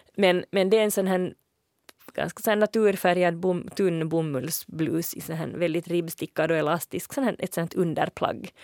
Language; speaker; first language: Swedish; native; Swedish